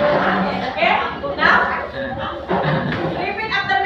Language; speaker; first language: English; non-native, learner; Indonesian